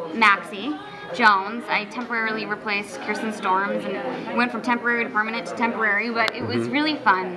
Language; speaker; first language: English; native; English